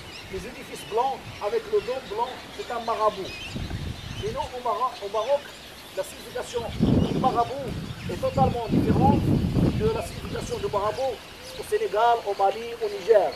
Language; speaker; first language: French; non-native, local second language; Arabic